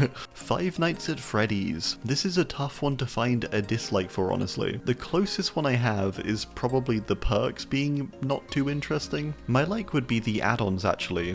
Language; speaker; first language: English; native; English